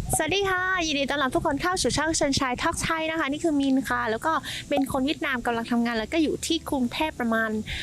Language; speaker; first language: Thai; non-native, fluent; Vietnamese